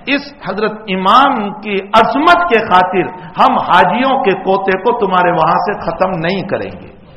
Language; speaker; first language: Urdu; non-native, local second language; Gujarati